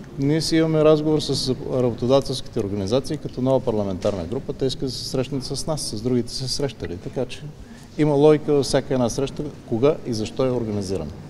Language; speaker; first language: Bulgarian; native; Bulgarian